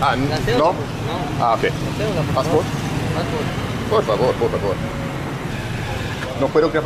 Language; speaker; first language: Spanish; non-native, learner; English